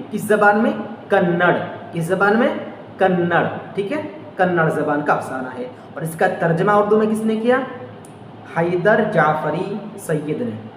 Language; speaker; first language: Urdu; native; Urdu